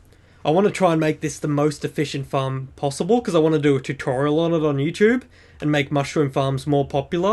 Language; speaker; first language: English; native; English